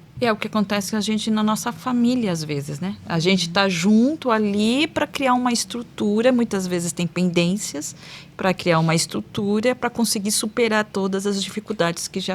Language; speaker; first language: Portuguese; native; Portuguese